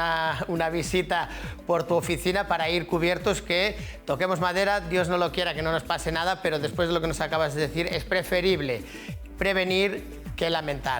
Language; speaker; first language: Spanish; native; Spanish